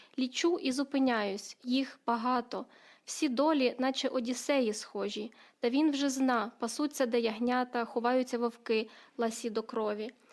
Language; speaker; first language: Ukrainian; native; Ukrainian